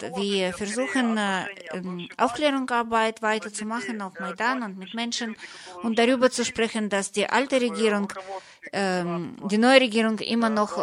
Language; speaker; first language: German; non-native, fluent; Russian